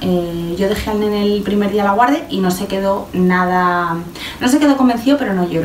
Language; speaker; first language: Spanish; native; Spanish